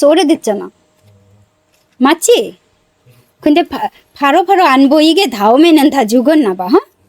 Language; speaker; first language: Korean; non-native, learner; Bangla